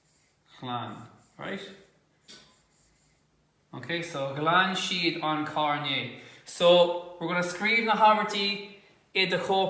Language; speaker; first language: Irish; non-native, local second language; English